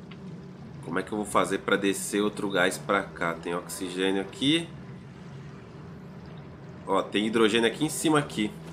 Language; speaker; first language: Portuguese; native; Portuguese